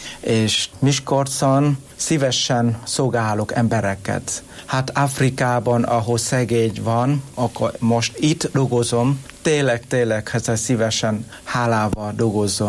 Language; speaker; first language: Hungarian; non-native, learner; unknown